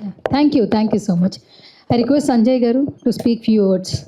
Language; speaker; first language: Telugu; native; Telugu